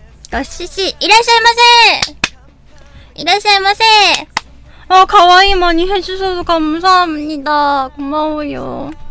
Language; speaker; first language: Korean; non-native, fluent; Japanese